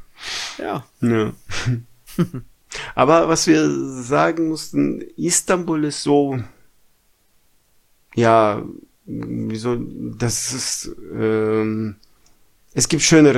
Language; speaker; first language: German; non-native, fluent; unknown